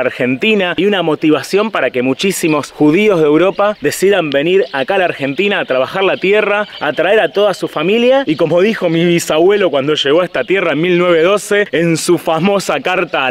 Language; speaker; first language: Spanish; native; Spanish